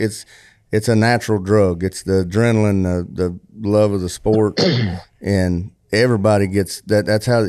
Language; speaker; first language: English; native; English